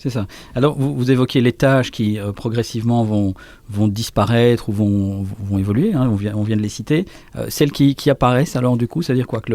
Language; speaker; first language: French; native; French